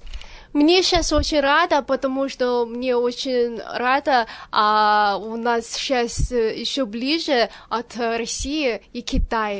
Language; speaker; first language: Russian; non-native, learner; Chinese